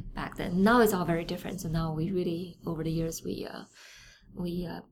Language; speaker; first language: English; non-native, fluent; Chinese